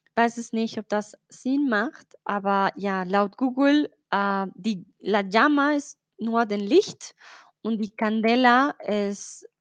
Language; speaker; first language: German; non-native, learner; Spanish